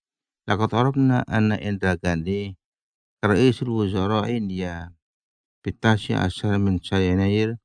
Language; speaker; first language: Arabic; non-native, fluent; Indonesian